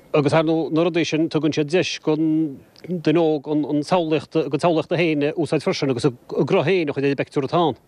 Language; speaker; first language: Irish; native; Irish